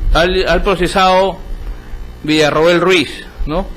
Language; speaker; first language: Spanish; native; Spanish